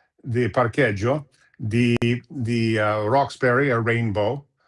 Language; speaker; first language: Italian; non-native, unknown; English